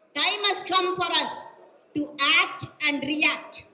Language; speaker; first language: English; non-native, local second language; Tamil